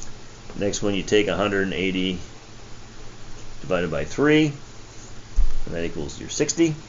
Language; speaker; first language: English; native; English